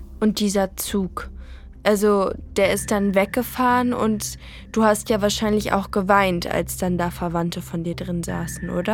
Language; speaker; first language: German; native; German